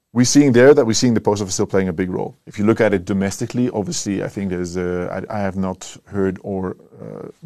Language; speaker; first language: English; non-native, fluent; Dutch